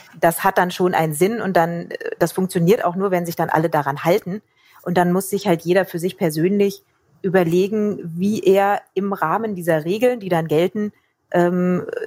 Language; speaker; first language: German; native; German